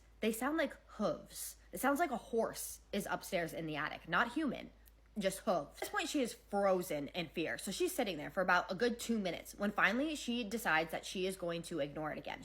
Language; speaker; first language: English; native; English